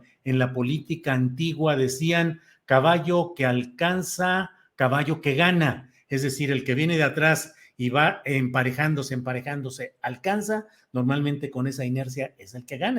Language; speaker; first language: Spanish; native; Spanish